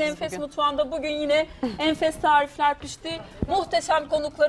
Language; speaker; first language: Turkish; native; Turkish